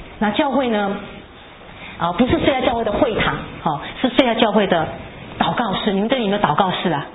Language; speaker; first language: Chinese; non-native, local second language; Hakka Chinese